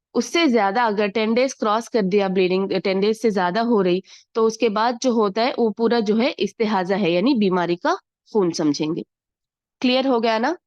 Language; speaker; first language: Urdu; native; Urdu